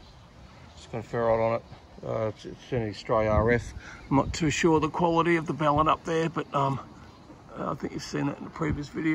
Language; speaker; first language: English; native; English